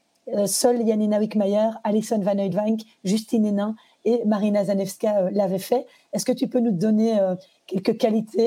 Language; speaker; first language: French; native; French